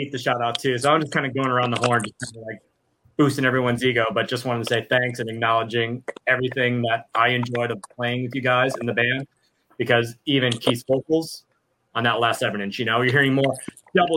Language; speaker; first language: English; native; English